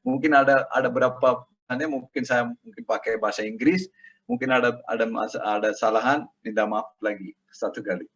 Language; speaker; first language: Indonesian; non-native, learner; Tamil